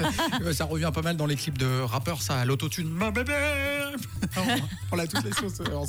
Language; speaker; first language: French; native; French